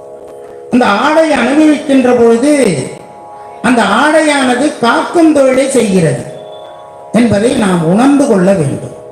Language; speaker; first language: Tamil; native; Tamil